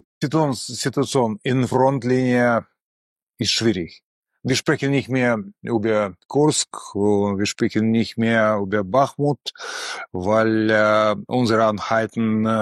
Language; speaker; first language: German; non-native, learner; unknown